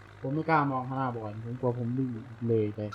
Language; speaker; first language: Thai; native; Thai